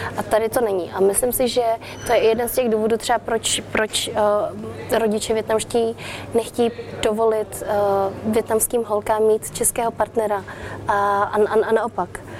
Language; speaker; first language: Czech; early bilingual, other home language; Vietnamese